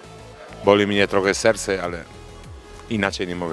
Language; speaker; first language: Polish; non-native, fluent; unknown